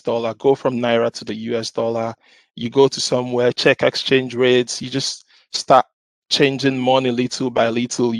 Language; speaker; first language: English; non-native, local second language; Igbo